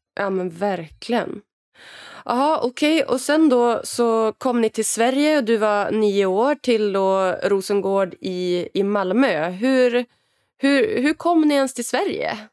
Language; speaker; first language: Swedish; native; Swedish